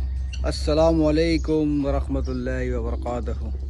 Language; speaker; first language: Arabic; non-native, learner; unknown